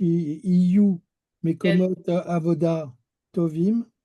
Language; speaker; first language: Hebrew; non-native, learner; French